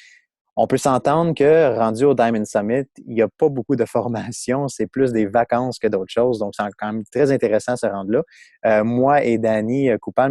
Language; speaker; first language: French; native; French